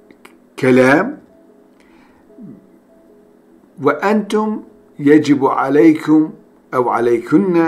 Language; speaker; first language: Arabic; non-native, fluent; Turkish